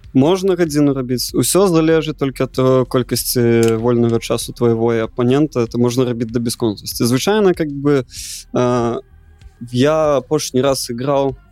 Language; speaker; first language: Belarusian; non-native, local second language; Russian